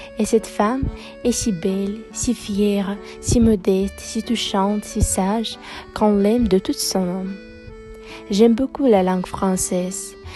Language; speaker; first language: French; non-native, fluent; Russian